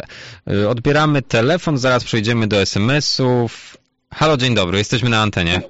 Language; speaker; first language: Polish; native; Polish